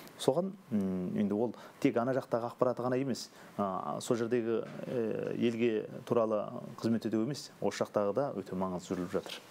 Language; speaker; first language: Kazakh; early bilingual, heritage; Kazakh